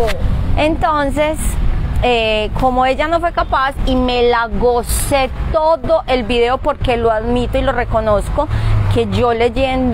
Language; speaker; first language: Spanish; native; Spanish